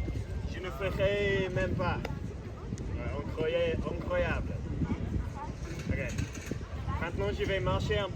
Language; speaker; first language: French; non-native, learner; English